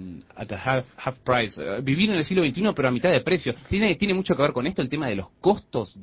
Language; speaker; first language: Spanish; native; Spanish